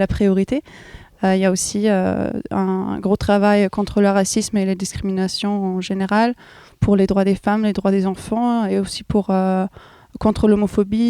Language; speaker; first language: French; non-native, fluent; German